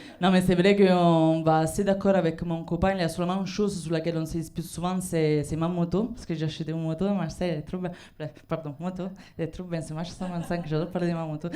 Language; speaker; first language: French; non-native, fluent; Italian